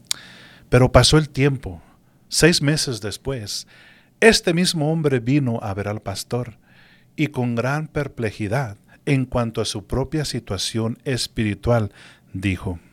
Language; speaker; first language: Spanish; native; Spanish